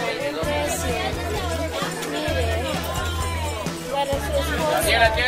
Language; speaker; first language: Spanish; non-native, learner; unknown